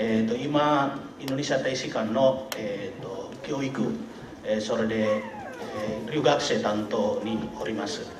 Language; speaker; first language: Japanese; non-native, learner; Indonesian